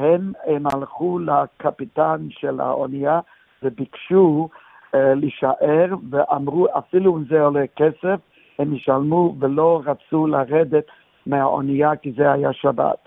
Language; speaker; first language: Hebrew; non-native, fluent; English